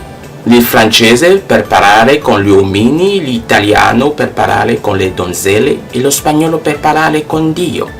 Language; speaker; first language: Italian; non-native, learner; French